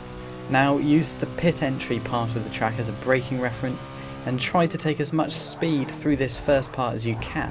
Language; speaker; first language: English; native; English